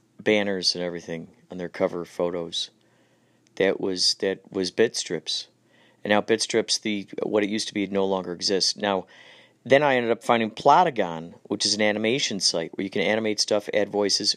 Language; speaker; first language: English; native; English